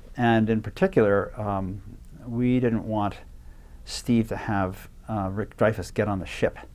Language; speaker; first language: English; native; English